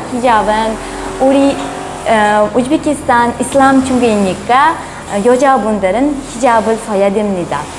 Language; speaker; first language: Korean; non-native, learner; Uzbek